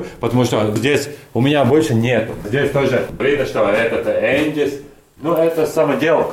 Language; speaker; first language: Russian; non-native, learner; Latvian